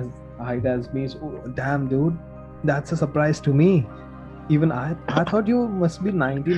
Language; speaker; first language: English; non-native, local second language; Hindi